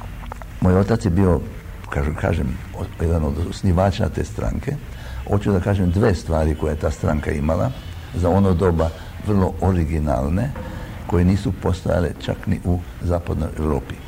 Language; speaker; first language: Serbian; early bilingual, heritage; Croatian